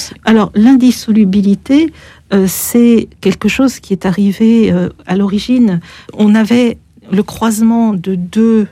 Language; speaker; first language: French; native; French